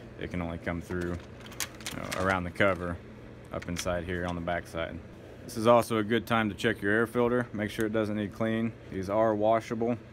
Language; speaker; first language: English; native; English